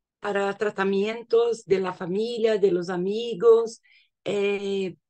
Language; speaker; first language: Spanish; non-native, learner; Portuguese